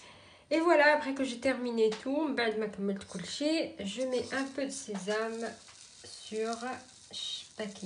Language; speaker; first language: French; non-native, local second language; Arabic